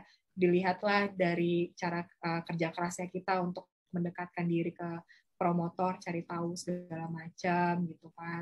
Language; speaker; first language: Indonesian; native; Indonesian